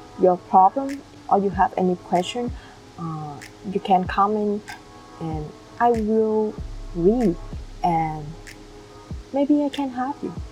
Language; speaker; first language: English; non-native, learner; Vietnamese